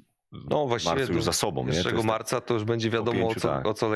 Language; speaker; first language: Polish; native; Polish